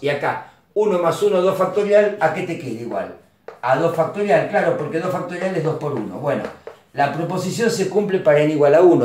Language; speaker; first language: Spanish; native; Spanish